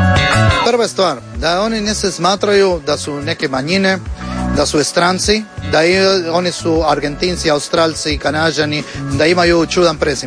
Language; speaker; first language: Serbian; non-native, learner; Spanish